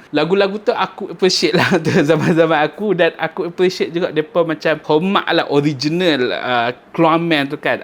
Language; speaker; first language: Malay; native; Malay